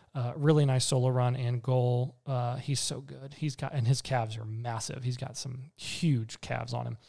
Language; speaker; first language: English; native; English